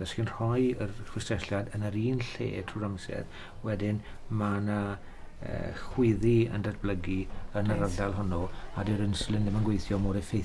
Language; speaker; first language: Welsh; native; Welsh